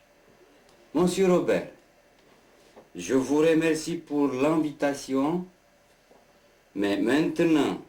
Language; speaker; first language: French; non-native, learner; Romanian